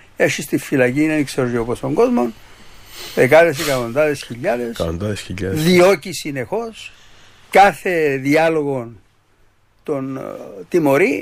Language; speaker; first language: Greek; native; Greek